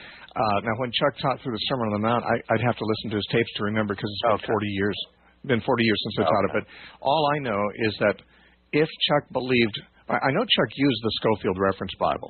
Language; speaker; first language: English; native; English